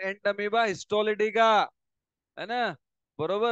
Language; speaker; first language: Hindi; non-native, local second language; Marathi